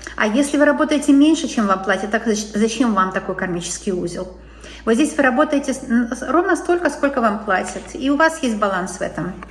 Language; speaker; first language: Russian; native; Russian